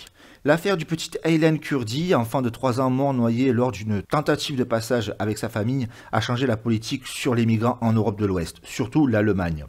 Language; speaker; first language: French; native; French